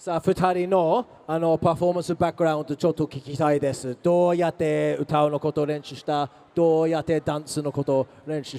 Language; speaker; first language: Japanese; non-native, learner; English